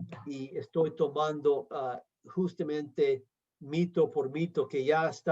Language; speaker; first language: Spanish; non-native, fluent; English